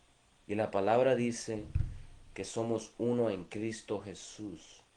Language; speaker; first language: Spanish; early bilingual, heritage; Spanish